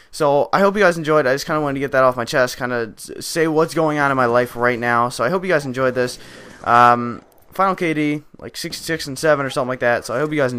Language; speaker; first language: English; native; English